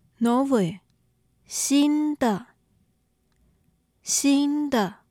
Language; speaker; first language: Chinese; non-native, learner; Russian